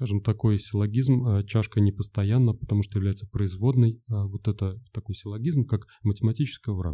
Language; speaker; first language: Russian; native; Russian